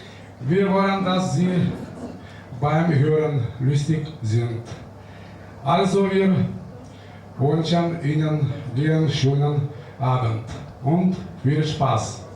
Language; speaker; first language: German; non-native, learner; Lithuanian